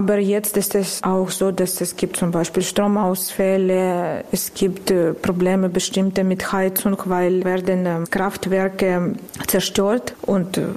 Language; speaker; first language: German; non-native, fluent; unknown